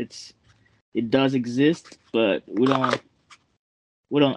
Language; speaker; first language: English; non-native, fluent; French